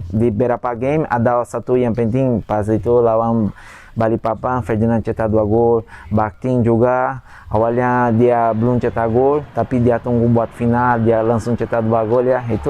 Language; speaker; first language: Indonesian; non-native, fluent; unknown